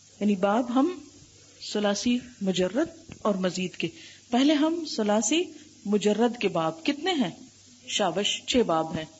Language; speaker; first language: Urdu; native; Urdu